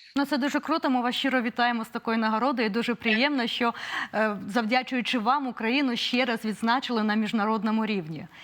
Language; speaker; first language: Ukrainian; native; Ukrainian